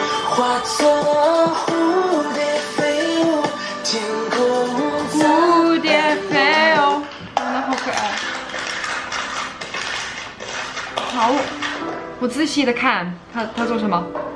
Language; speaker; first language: Chinese; non-native, fluent; English